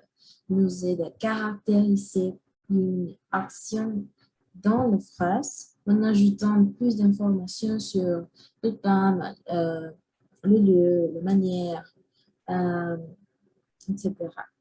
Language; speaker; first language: French; non-native, learner; Spanish